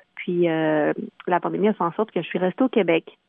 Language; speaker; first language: French; native; French